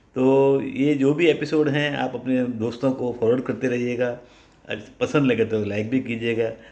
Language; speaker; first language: Hindi; native; Hindi